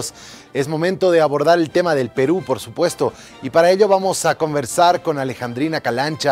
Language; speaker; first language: Spanish; native; Spanish